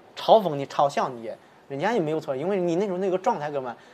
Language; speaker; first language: Chinese; native; Chinese